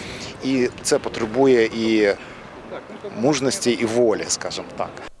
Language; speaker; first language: Ukrainian; native; Ukrainian